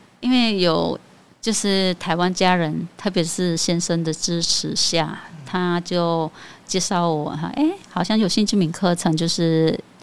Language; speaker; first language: Chinese; non-native, fluent; Khmer